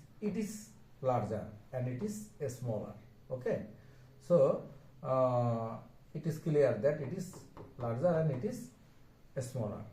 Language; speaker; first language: English; non-native, local second language; Bangla